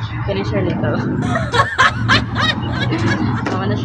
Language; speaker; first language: English; non-native, learner; Filipino